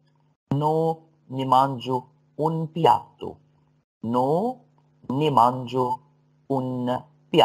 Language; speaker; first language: Italian; non-native, fluent; Arabic